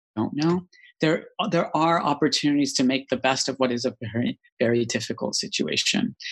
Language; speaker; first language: English; native; English